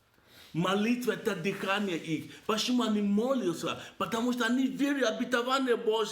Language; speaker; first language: Russian; non-native, learner; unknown